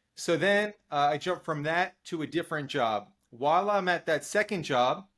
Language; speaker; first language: English; native; English